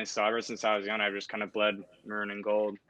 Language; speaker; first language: English; native; English